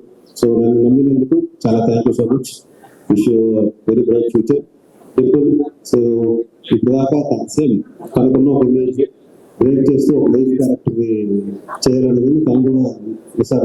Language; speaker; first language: Telugu; native; Telugu